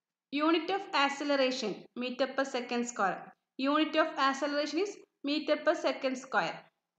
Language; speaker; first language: English; non-native, local second language; Malayalam